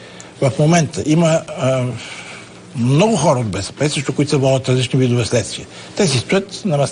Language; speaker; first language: Bulgarian; native; Bulgarian